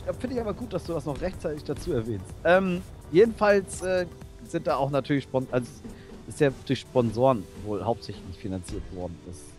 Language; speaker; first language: German; native; German